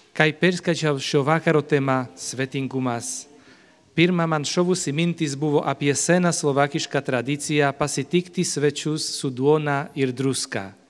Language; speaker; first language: Lithuanian; non-native, fluent; Slovak